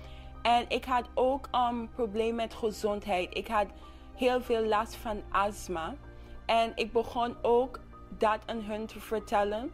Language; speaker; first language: Dutch; non-native, local second language; English